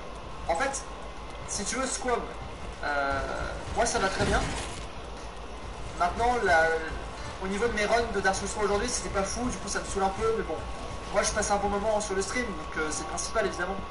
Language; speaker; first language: French; native; French